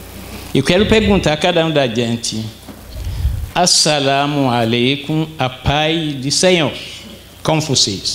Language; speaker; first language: Portuguese; non-native, fluent; Arabic